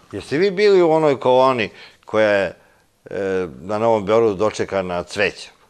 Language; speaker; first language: Serbian; native; Serbian